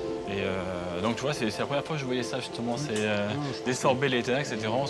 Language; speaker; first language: French; native; French